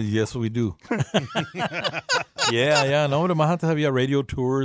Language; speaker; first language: English; early bilingual, other home language; Spanish